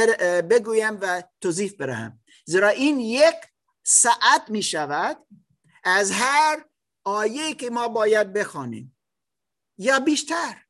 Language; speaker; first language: Persian; non-native, learner; German